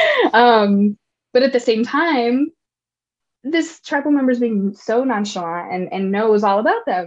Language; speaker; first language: English; native; English